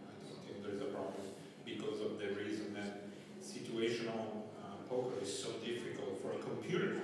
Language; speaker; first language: English; non-native, fluent; Italian